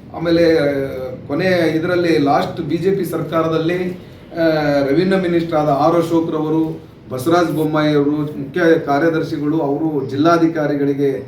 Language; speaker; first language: Kannada; non-native, local second language; Urdu